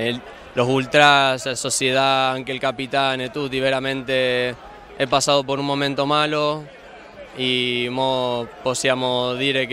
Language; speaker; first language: Italian; non-native, learner; Spanish